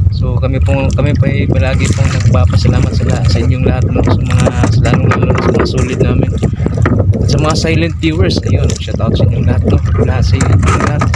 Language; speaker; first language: Filipino; non-native, local second language; Cebuano